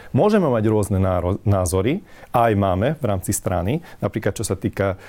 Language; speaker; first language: Slovak; non-native, local second language; Hungarian